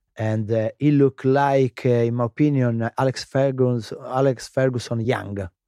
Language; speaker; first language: English; non-native, learner; Italian